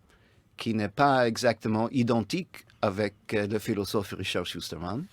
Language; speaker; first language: French; non-native, fluent; English